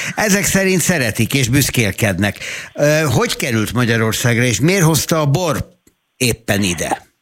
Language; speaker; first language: Hungarian; native; Hungarian